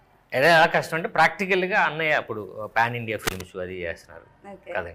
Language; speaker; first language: Telugu; native; Telugu